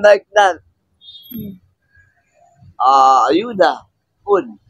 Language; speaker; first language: English; non-native, local second language; Filipino